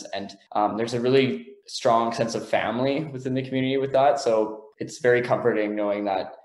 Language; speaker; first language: English; native; English